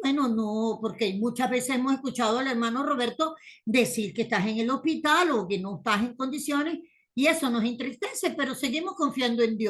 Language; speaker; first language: Spanish; native; Spanish